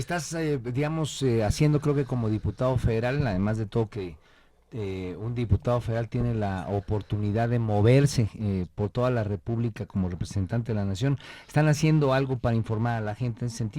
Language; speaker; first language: Spanish; native; Spanish